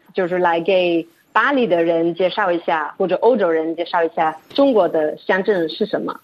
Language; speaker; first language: Chinese; non-native, fluent; French